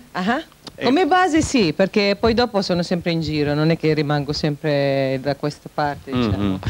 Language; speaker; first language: Italian; non-native, fluent; Filipino